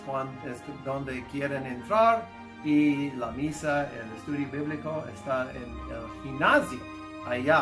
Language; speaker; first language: Spanish; non-native, fluent; English